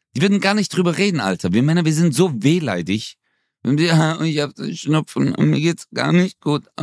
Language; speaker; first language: German; early bilingual, other home language; Turkish